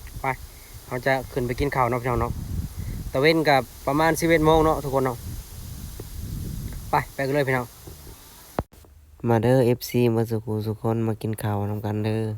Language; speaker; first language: Thai; non-native, local second language; Lao